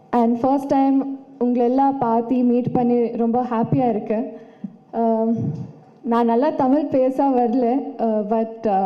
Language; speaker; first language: Tamil; non-native, learner; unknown